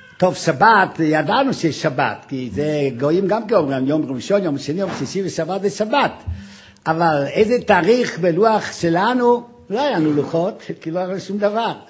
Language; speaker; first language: Hebrew; non-native, fluent; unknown